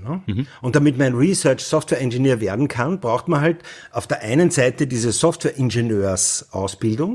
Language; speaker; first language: German; native; German